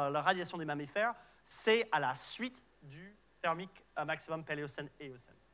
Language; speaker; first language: French; non-native, fluent; English